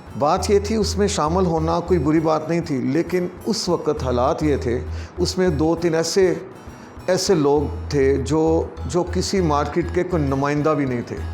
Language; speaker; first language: Hindi; non-native, local second language; Punjabi